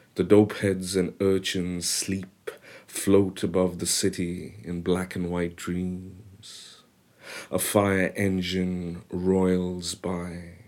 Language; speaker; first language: English; non-native, local second language; Bangla